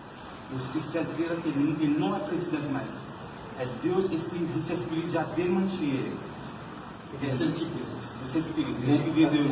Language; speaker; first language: Portuguese; non-native, learner; Haitian Creole